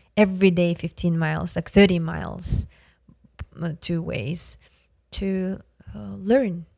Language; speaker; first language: English; non-native, fluent; Yakut